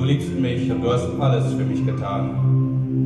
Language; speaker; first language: German; non-native, fluent; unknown